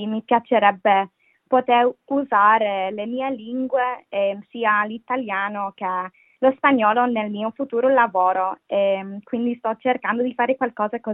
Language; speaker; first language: Italian; non-native, fluent; English